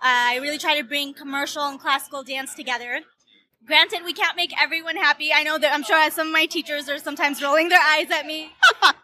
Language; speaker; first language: English; native; English